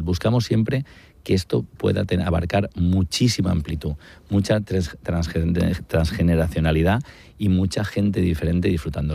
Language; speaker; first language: Spanish; native; Spanish